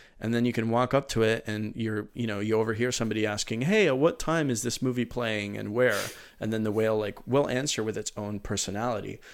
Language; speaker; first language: English; early bilingual, other home language; Spanish